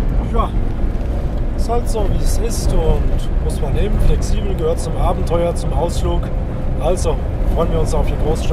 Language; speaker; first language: German; native; German